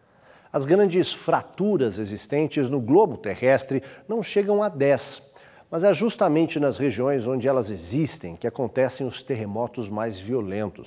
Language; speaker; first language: Portuguese; native; Portuguese